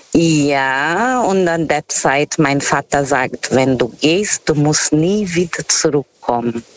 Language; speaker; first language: German; non-native, fluent; Portuguese